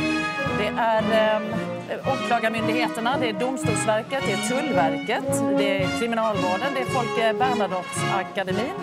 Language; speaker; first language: Swedish; native; Swedish